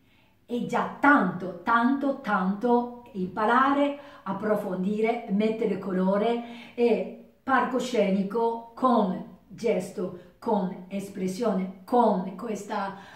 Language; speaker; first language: Italian; non-native, learner; Japanese